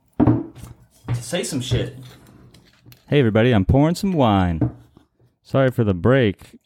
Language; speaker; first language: English; native; English